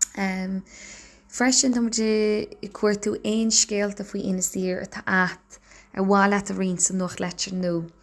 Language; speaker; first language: Irish; native; Irish